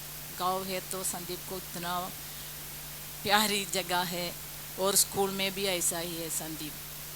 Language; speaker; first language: Hindi; non-native, local second language; Malayalam